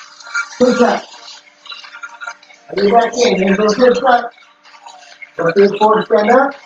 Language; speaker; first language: English; native; English